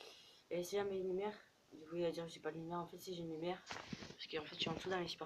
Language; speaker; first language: French; native; French